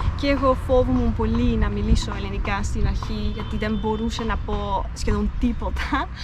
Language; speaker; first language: Greek; non-native, learner; Dutch